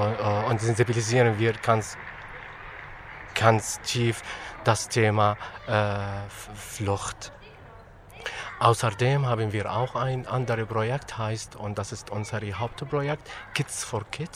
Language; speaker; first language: German; non-native, fluent; Arabic